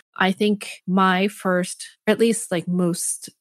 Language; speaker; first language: English; native; English